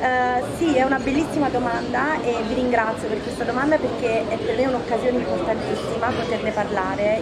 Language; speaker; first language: Italian; native; Italian